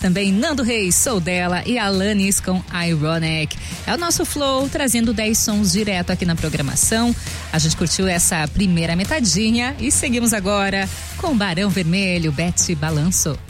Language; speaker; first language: Portuguese; native; Portuguese